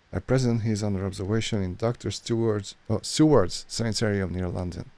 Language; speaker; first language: English; non-native, fluent; Hungarian